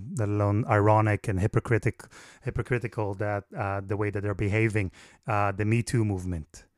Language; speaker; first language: English; non-native, fluent; Hebrew